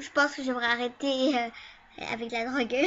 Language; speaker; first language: French; early bilingual, other home language; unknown